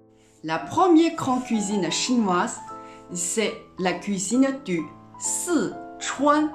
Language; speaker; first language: French; non-native, fluent; Chinese